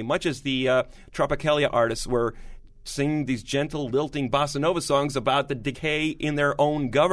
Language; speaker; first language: English; native; English